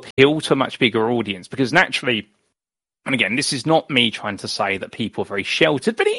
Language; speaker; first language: English; native; English